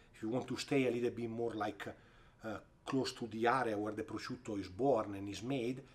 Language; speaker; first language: English; non-native, fluent; Italian